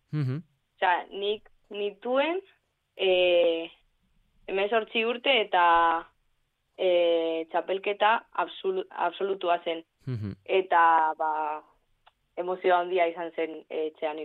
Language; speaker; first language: Basque; non-native, local second language; Spanish